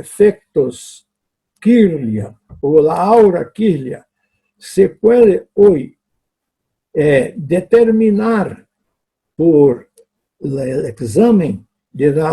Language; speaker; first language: Spanish; non-native, fluent; Portuguese